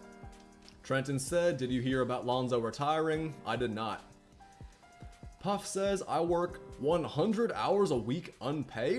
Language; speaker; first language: English; native; English